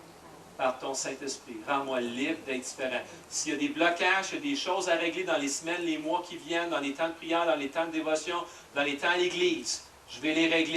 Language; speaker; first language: French; native; French